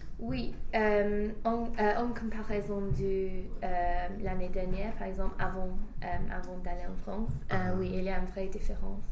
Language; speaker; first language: French; non-native, fluent; English